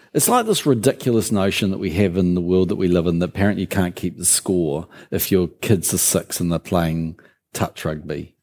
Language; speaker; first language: English; native; English